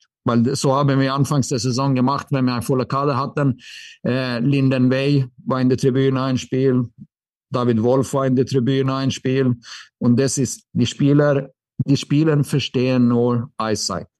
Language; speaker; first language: German; non-native, fluent; Swedish